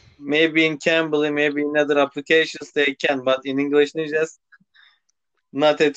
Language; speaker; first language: English; non-native, local second language; Turkish